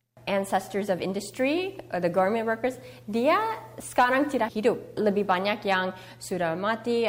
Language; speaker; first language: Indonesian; early bilingual, heritage; Indonesian